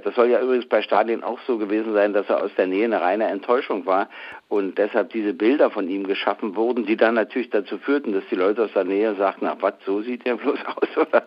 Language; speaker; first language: German; native; German